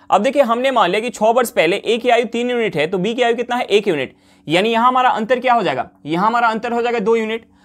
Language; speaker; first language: Hindi; native; Hindi